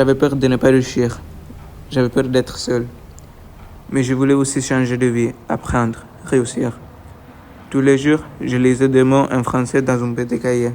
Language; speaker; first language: French; non-native, learner; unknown